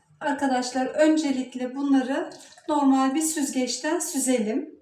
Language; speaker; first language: Turkish; native; Turkish